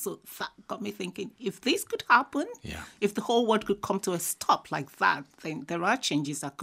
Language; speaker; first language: English; non-native, local second language; Igbo